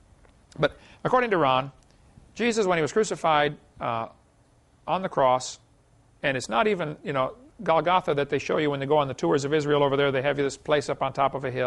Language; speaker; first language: English; native; English